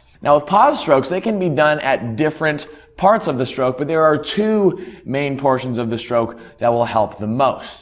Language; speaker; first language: English; native; English